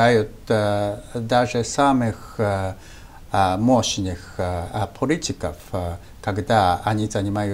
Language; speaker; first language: Russian; non-native, fluent; Japanese